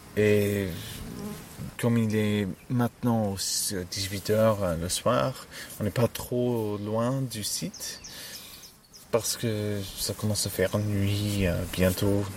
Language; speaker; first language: French; non-native, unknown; English